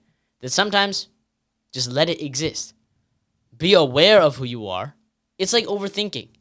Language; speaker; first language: English; native; English